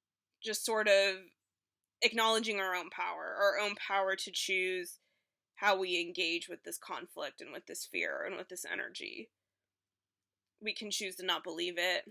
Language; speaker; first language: English; native; English